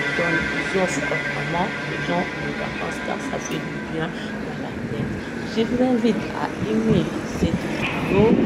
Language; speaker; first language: French; non-native, local second language; Lingala